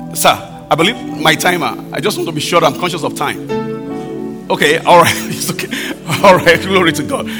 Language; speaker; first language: English; non-native, local second language; Yoruba